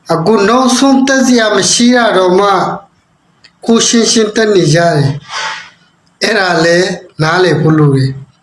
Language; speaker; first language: Burmese; non-native, local second language; Rohingya